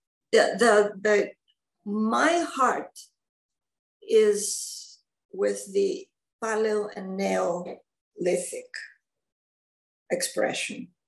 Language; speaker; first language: English; non-native, fluent; Greek